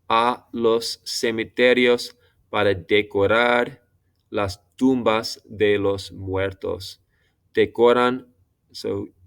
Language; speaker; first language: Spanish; non-native, fluent; English